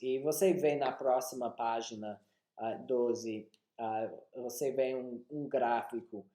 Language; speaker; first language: Portuguese; non-native, fluent; English